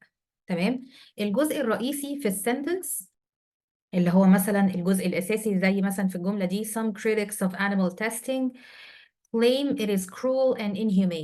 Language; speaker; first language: Arabic; native; Arabic